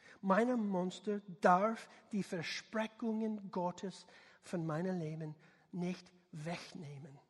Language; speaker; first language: German; non-native, learner; English